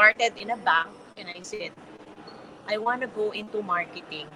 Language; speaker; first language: English; non-native, local second language; Filipino